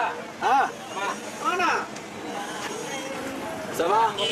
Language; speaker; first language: French; native; French